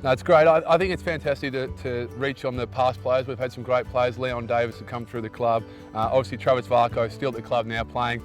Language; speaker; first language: English; native; English